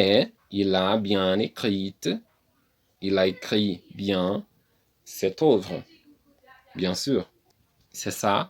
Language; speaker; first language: French; non-native, learner; Portuguese